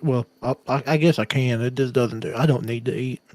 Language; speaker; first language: English; native; English